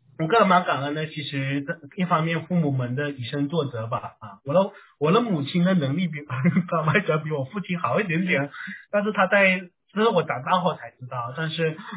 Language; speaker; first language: Chinese; native; Chinese